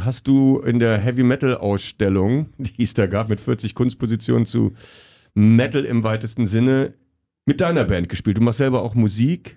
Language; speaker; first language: German; native; German